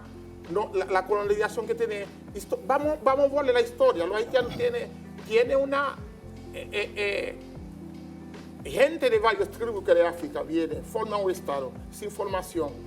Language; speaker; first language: Spanish; non-native, learner; Haitian Creole